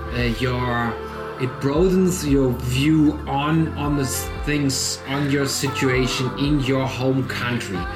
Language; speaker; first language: English; non-native, fluent; German